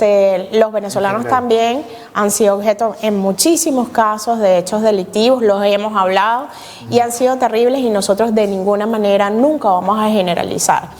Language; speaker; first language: Spanish; native; Spanish